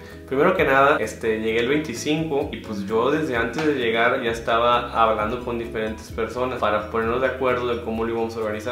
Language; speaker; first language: Spanish; native; Spanish